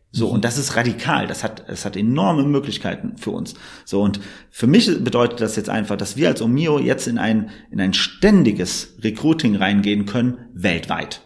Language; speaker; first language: German; native; German